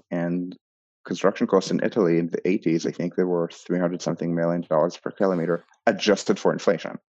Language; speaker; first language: English; non-native, fluent; Hebrew